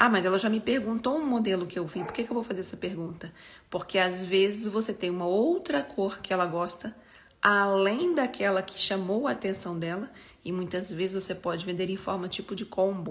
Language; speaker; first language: Portuguese; native; Portuguese